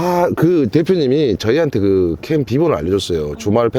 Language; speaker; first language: Korean; native; Korean